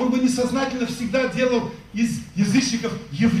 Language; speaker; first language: Russian; native; Russian